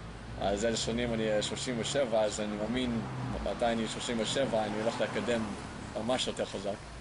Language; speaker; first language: Hebrew; non-native, learner; English